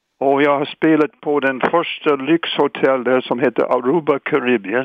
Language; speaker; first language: Swedish; non-native, fluent; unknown